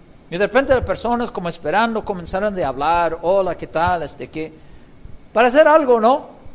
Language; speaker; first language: Spanish; non-native, fluent; English